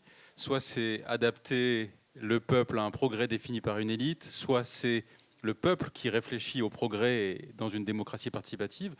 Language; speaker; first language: French; native; French